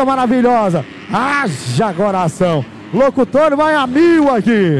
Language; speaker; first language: Portuguese; native; Portuguese